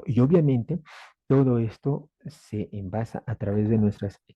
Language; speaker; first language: Spanish; native; Spanish